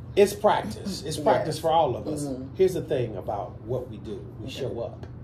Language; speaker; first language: English; native; English